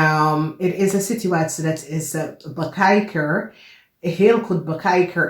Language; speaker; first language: Dutch; non-native, fluent; English